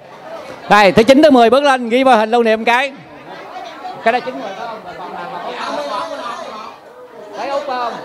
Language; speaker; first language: Vietnamese; native; Vietnamese